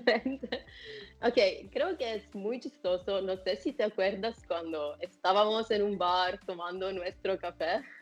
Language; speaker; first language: Spanish; non-native, fluent; Italian